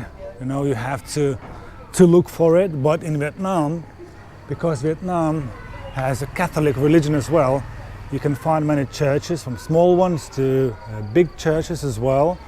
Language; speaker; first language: English; non-native, fluent; Lithuanian